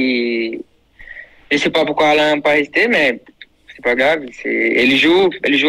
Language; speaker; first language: French; non-native, learner; Portuguese